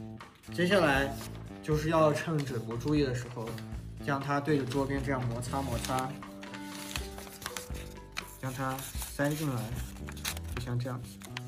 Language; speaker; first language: Chinese; native; Chinese